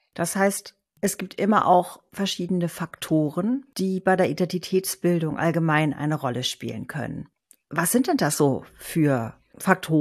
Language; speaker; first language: German; native; German